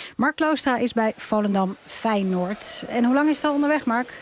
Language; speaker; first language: Dutch; native; Dutch